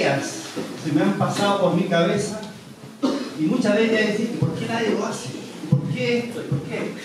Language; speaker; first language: Spanish; native; Spanish